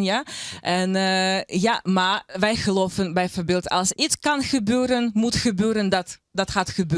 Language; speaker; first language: Dutch; non-native, learner; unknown